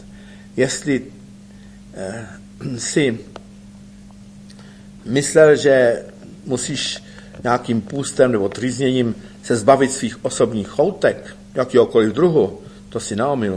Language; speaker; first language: Czech; native; Czech